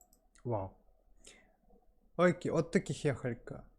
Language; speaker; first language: Korean; non-native, learner; Russian